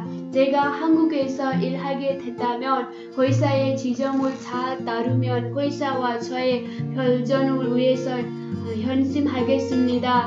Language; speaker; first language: Korean; non-native, learner; Nepali